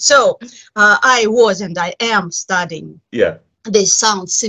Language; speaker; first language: English; non-native, fluent; Russian